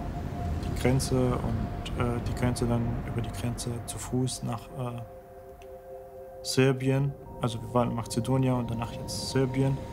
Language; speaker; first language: German; non-native, fluent; Arabic